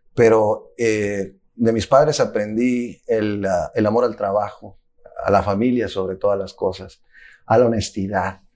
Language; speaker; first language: Spanish; native; Spanish